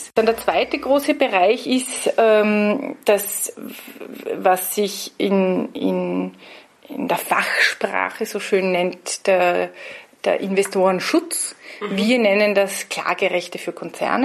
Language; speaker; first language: German; native; German